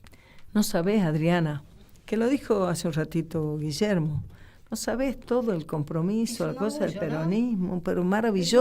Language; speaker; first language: Spanish; native; Spanish